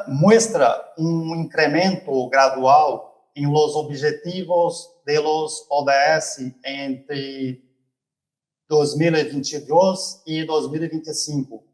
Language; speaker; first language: Spanish; non-native, fluent; Portuguese